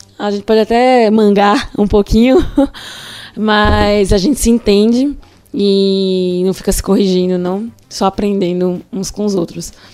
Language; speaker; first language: Portuguese; native; Portuguese